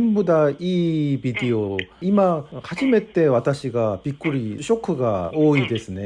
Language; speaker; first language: Japanese; non-native, learner; Korean